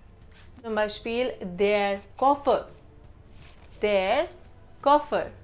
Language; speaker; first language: German; non-native, fluent; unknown